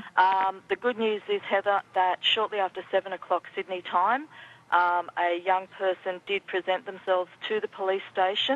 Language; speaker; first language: English; native; English